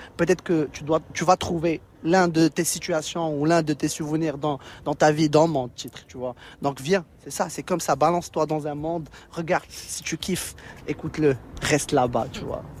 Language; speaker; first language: French; non-native, local second language; Arabic